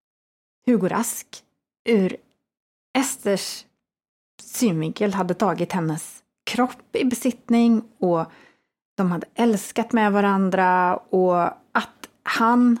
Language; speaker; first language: Swedish; native; Swedish